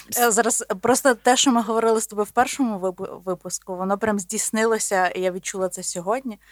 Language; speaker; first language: Ukrainian; native; Ukrainian